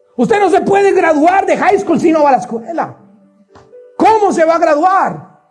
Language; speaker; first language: Spanish; native; Spanish